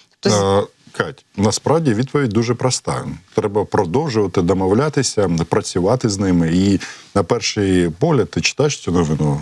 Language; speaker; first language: Ukrainian; non-native, local second language; Russian